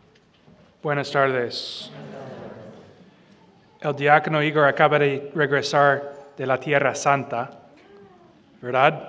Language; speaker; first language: Spanish; non-native, fluent; English